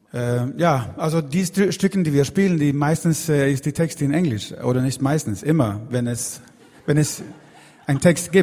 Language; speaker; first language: German; non-native, learner; Swedish